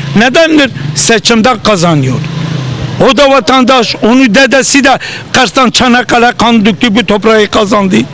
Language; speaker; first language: Turkish; non-native, local second language; Kurdish